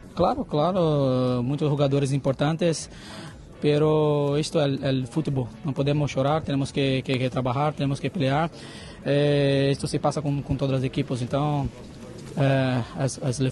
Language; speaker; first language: Spanish; non-native, fluent; Portuguese